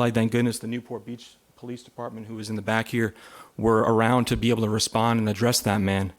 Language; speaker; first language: English; native; English